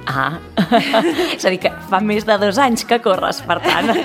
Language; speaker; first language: Catalan; native; Catalan